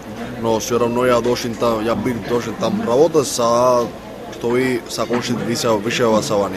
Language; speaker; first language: Russian; early bilingual, heritage; Spanish